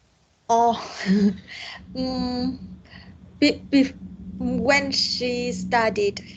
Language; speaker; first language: English; non-native, learner; Vietnamese